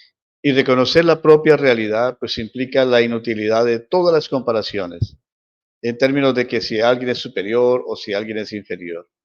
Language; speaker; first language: Spanish; native; Spanish